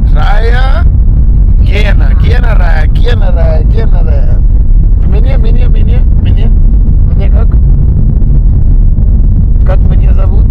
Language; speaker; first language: Russian; non-native, learner; Hindi